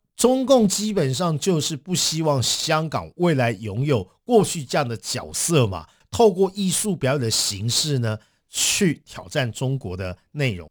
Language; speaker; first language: Chinese; native; Chinese